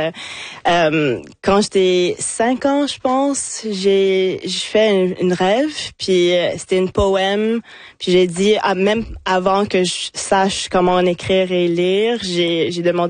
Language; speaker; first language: French; non-native, local second language; English